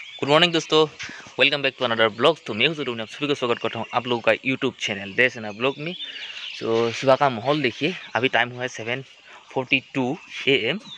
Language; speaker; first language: Hindi; non-native, local second language; Assamese